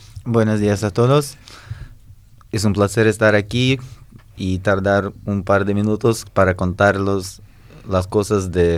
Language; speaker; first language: Spanish; non-native, fluent; Russian